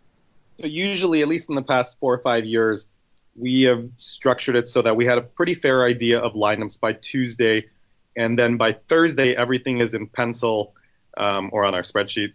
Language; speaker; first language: English; native; English